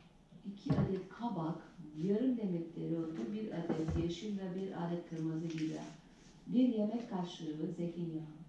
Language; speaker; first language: Turkish; native; Turkish